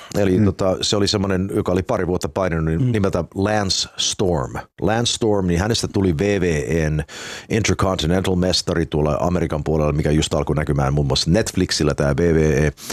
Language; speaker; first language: Finnish; early bilingual, heritage; Finnish